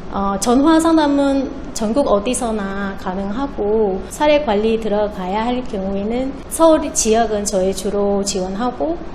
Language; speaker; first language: Korean; non-native, fluent; Vietnamese